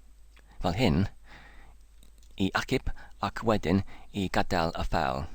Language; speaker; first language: Welsh; non-native, learner; English